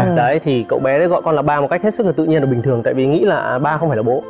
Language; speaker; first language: Vietnamese; native; Vietnamese